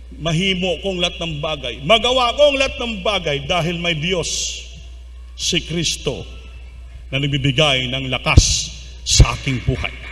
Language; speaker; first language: Filipino; non-native, local second language; Cebuano